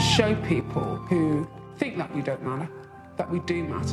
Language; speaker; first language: English; native; English